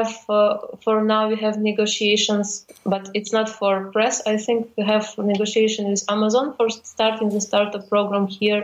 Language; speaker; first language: English; non-native, fluent; Ukrainian